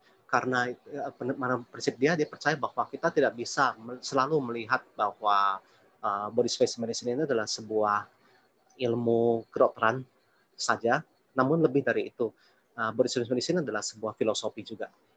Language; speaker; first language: Indonesian; early bilingual, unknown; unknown